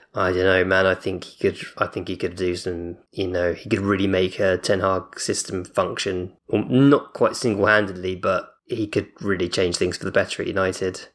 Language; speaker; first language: English; native; English